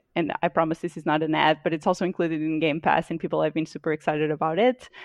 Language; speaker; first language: English; non-native, fluent; Portuguese